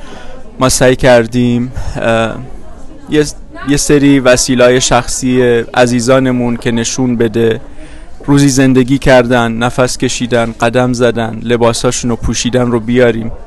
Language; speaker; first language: Persian; native; Persian